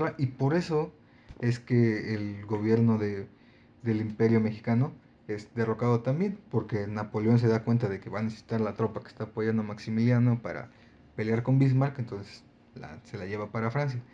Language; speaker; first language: Spanish; native; Spanish